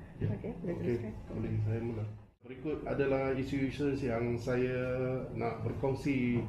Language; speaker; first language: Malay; non-native, local second language; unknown